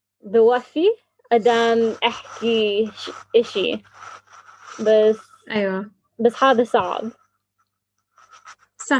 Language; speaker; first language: Arabic; non-native, learner; English